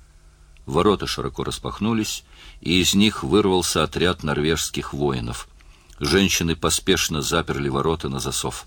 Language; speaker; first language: Russian; native; Russian